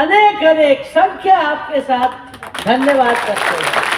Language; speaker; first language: Hindi; non-native, local second language; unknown